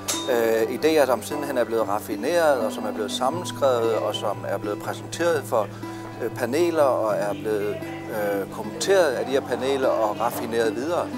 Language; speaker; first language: Danish; native; Danish